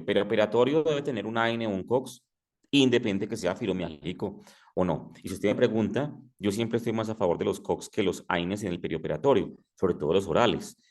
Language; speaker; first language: Spanish; native; Spanish